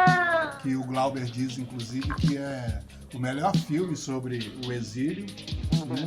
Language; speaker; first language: Portuguese; native; Portuguese